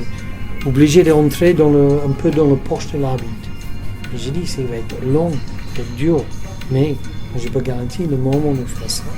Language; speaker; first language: French; non-native, fluent; English